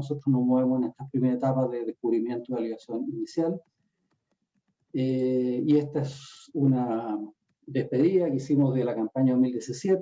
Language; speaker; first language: Spanish; native; Spanish